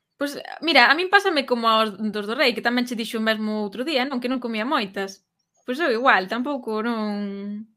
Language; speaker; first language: Galician; native; Galician